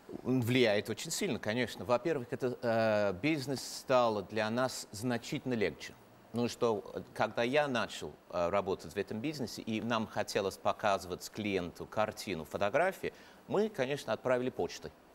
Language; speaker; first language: Russian; non-native, fluent; English